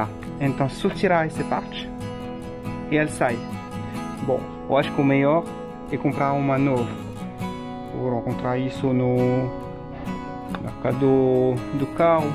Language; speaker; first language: Portuguese; non-native, learner; French